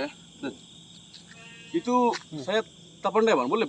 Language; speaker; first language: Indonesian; non-native, learner; Bangla